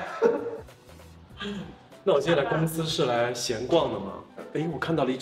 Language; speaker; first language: Chinese; native; Chinese